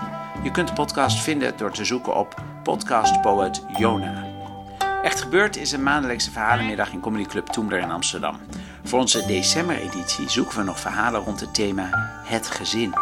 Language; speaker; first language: Dutch; native; Dutch